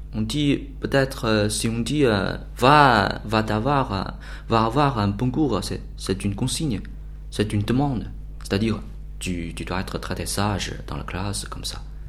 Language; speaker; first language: French; non-native, learner; Chinese